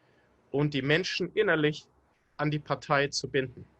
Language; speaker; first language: German; native; German